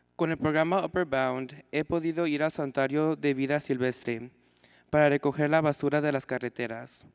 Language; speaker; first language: Spanish; early bilingual, heritage; Spanish